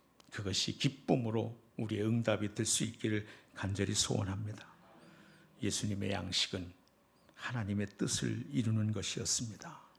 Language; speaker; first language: Korean; native; Korean